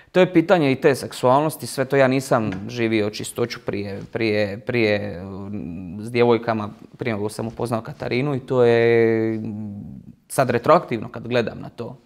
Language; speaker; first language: Croatian; native; Croatian